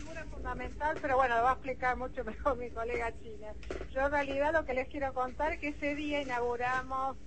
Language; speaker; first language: Spanish; native; Spanish